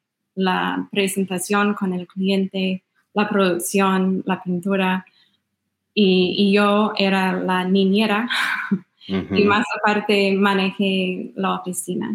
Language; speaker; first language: Spanish; non-native, fluent; English